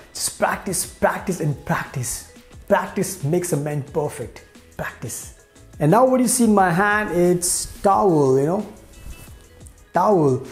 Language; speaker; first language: English; non-native, local second language; Hindi